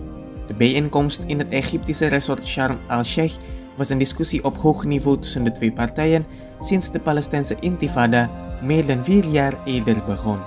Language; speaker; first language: Dutch; non-native, fluent; Indonesian